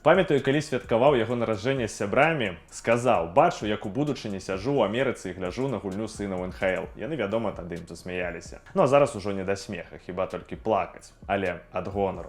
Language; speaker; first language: Belarusian; non-native, local second language; Russian